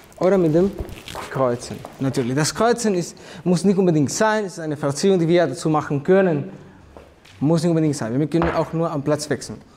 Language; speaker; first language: German; non-native, fluent; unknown